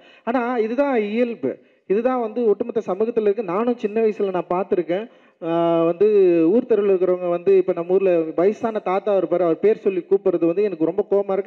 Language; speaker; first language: Tamil; native; Tamil